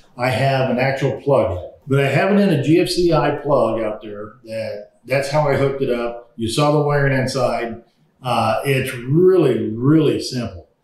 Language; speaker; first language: English; native; English